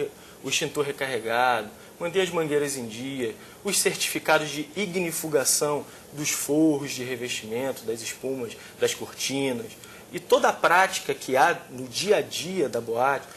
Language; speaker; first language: Portuguese; native; Portuguese